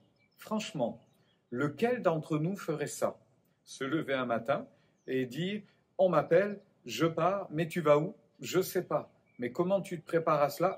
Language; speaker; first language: French; native; French